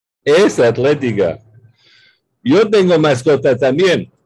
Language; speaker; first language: Spanish; non-native, learner; English